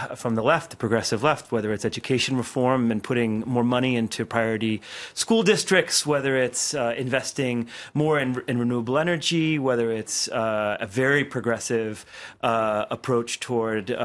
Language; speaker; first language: English; native; English